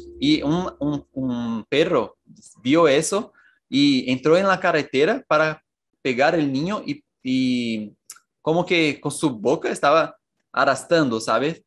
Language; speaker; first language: Spanish; non-native, fluent; Portuguese